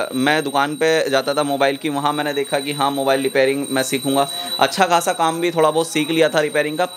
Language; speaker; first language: Hindi; native; Hindi